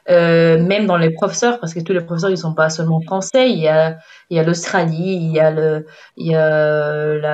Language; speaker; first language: French; non-native, fluent; Spanish